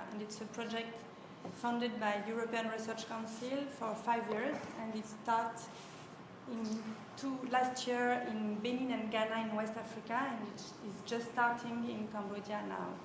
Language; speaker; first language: English; non-native, learner; French